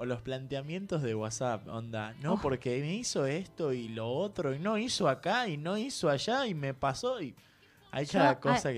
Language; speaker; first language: Spanish; native; Spanish